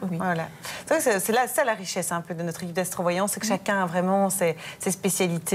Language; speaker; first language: French; native; French